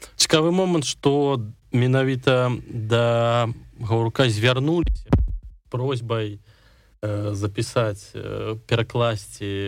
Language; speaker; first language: Belarusian; non-native, local second language; Russian